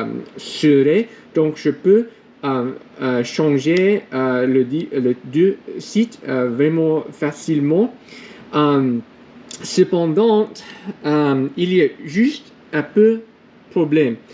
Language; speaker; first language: French; non-native, learner; English